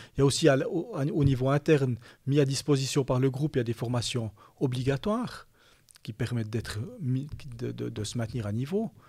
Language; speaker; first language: French; native; French